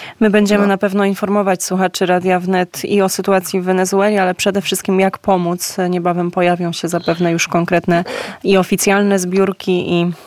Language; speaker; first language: Polish; native; Polish